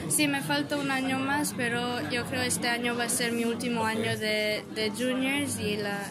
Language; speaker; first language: Spanish; early bilingual, heritage; English